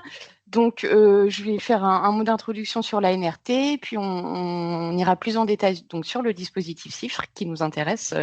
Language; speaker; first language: French; native; French